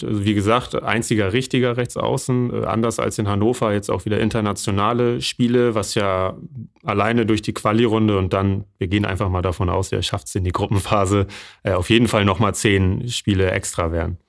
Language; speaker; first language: German; native; German